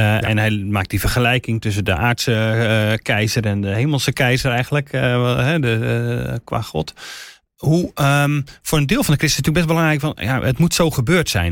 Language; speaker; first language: Dutch; native; Dutch